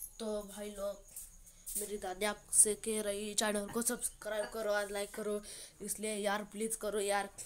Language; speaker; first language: Hindi; non-native, local second language; Marathi